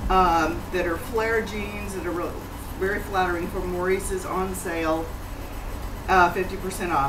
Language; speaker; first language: English; native; English